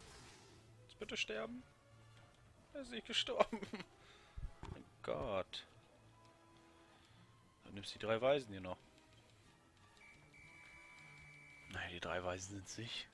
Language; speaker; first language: German; native; German